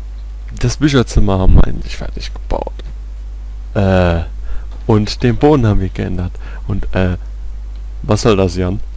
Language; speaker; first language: German; native; German